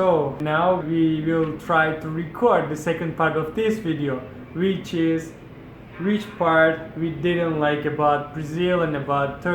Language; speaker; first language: English; non-native, fluent; Turkish